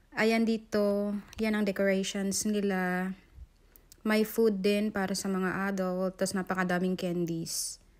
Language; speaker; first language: Filipino; native; Filipino